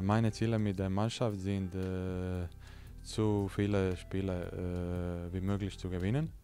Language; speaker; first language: German; non-native, learner; Croatian